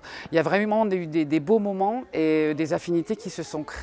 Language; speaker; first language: French; native; French